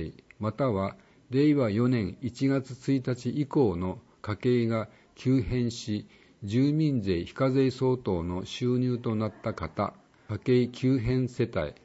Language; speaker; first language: Japanese; native; Japanese